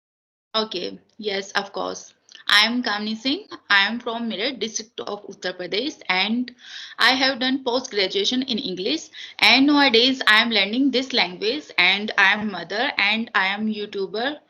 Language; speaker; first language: English; non-native, learner; Hindi